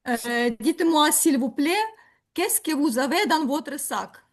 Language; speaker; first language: French; non-native, learner; Ukrainian